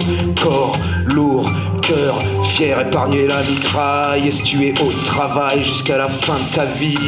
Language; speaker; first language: French; native; French